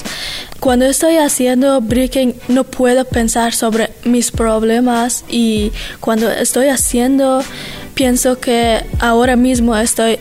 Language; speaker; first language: Spanish; non-native, learner; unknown